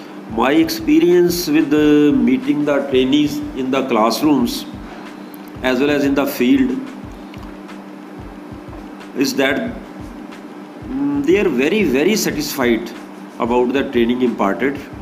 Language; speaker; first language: English; non-native, local second language; Punjabi